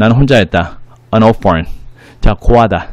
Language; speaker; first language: Korean; native; Korean